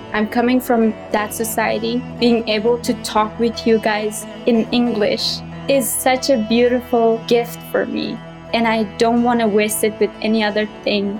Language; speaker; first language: English; non-native, fluent; Persian